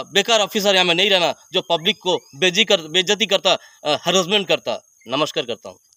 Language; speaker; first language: Hindi; non-native, local second language; Bangla